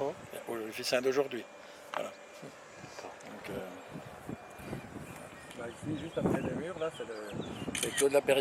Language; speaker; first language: French; native; French